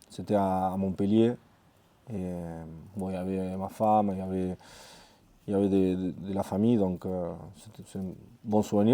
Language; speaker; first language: French; non-native, fluent; Spanish